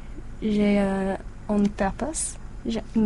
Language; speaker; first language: French; non-native, learner; English